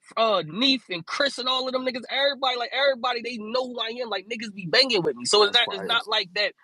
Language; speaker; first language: English; native; English